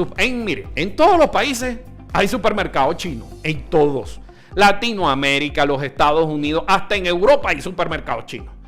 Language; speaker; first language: Spanish; early bilingual, other home language; Italian